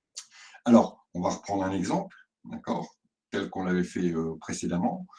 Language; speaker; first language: French; native; French